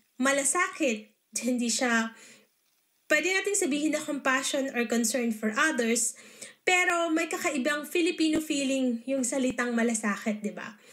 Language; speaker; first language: Filipino; native; Filipino